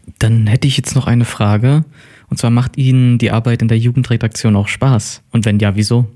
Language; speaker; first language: German; native; German